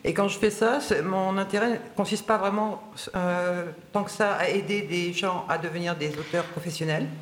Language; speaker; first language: French; native; French